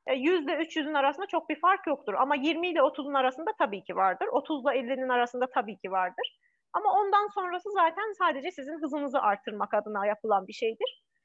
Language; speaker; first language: Turkish; non-native, fluent; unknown